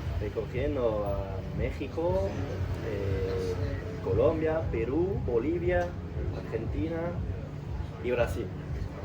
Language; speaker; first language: Spanish; non-native, fluent; French